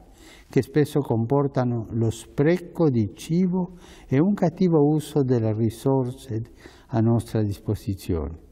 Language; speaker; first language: Italian; non-native, fluent; Spanish